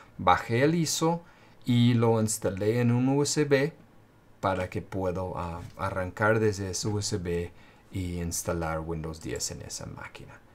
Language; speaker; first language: Spanish; non-native, fluent; English